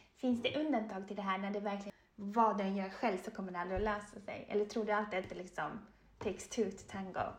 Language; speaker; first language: Swedish; native; Swedish